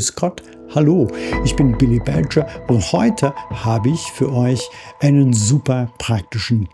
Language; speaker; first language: German; non-native, fluent; English